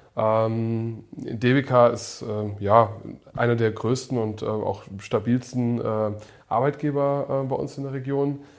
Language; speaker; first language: German; early bilingual, other home language; English